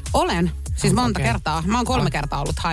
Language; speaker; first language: Finnish; native; Finnish